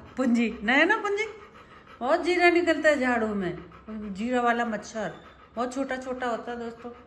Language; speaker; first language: Hindi; native; Hindi